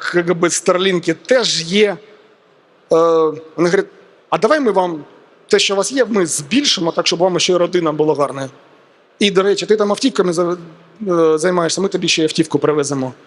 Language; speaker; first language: Ukrainian; non-native, local second language; Russian